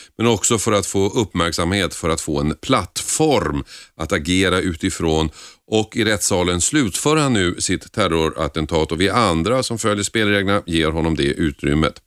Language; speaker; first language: Swedish; native; Swedish